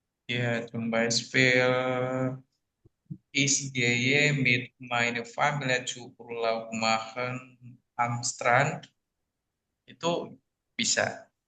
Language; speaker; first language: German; non-native, learner; Indonesian